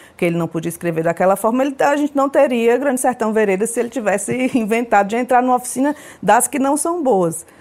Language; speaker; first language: Portuguese; native; Portuguese